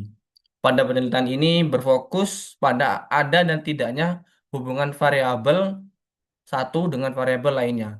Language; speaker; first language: Indonesian; native; Indonesian